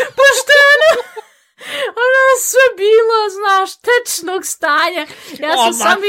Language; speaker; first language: Bosnian; early bilingual, heritage; Bosnian